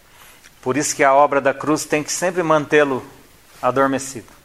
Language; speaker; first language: Portuguese; native; Portuguese